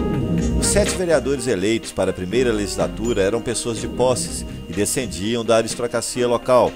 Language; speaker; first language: Portuguese; native; Portuguese